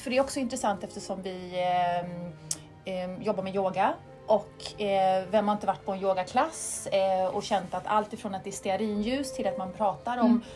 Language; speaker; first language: Swedish; native; Swedish